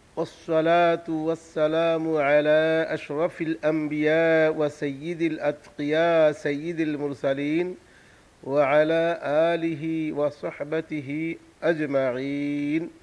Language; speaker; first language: Arabic; non-native, fluent; Bangla